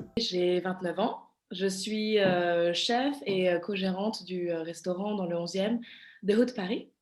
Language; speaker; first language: French; early bilingual, other home language; Vietnamese